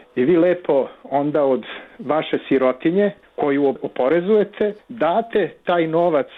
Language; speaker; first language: Serbian; native; Serbian